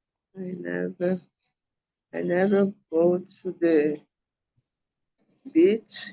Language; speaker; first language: English; non-native, learner; Portuguese